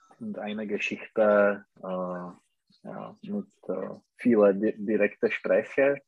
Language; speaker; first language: German; non-native, learner; Czech